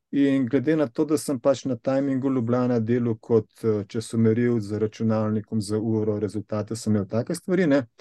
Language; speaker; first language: Slovenian; native; Slovenian